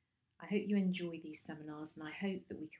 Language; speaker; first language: English; native; English